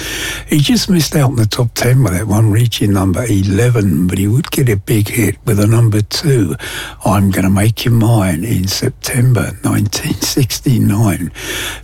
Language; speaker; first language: English; native; English